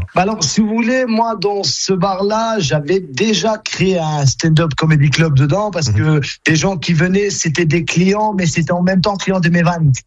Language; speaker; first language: French; non-native, fluent; Albanian